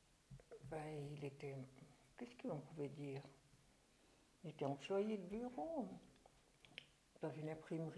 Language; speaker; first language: French; early bilingual, other home language; German